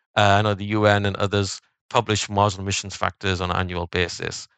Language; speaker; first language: English; native; English